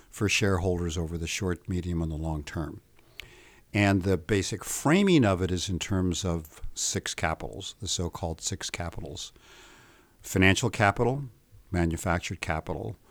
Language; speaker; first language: English; native; English